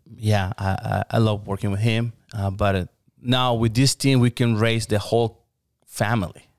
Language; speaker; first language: English; non-native, learner; Spanish